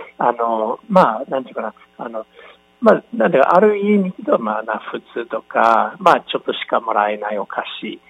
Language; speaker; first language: Japanese; non-native, fluent; English